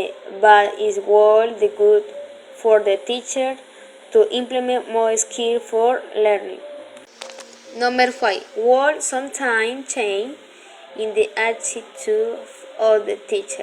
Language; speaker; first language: English; non-native, learner; Spanish